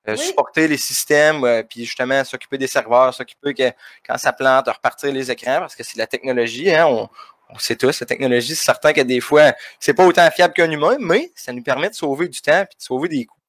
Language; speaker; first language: French; native; French